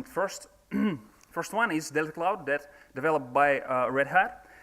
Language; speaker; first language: English; non-native, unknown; Russian